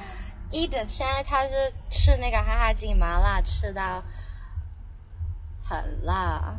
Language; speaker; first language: Chinese; non-native, local second language; Cantonese